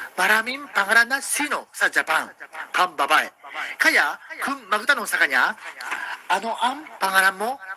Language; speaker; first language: Filipino; non-native, learner; Japanese